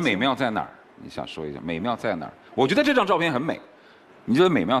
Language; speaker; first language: Chinese; native; Chinese